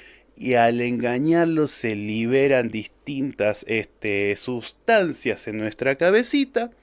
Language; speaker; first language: Spanish; native; Spanish